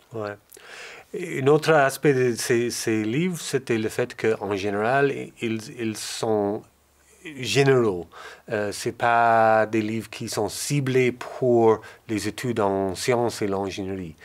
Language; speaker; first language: French; non-native, fluent; English